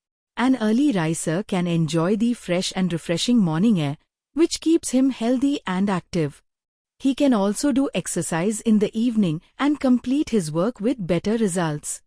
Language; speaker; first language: English; non-native, fluent; Hindi